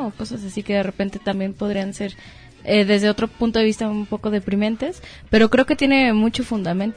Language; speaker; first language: Spanish; native; Spanish